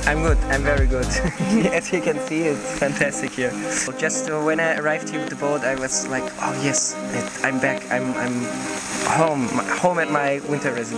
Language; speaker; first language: English; non-native, fluent; German